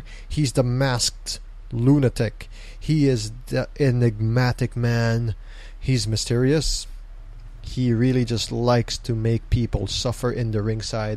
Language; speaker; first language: English; non-native, local second language; Filipino